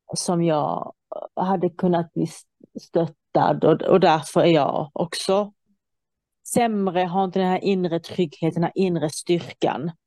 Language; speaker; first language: Swedish; non-native, fluent; Persian